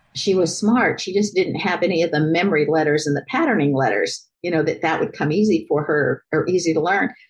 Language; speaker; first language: English; native; English